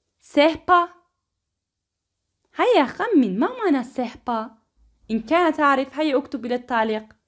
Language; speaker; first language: Arabic; non-native, fluent; Turkish